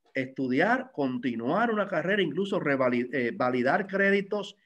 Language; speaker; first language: Spanish; native; Spanish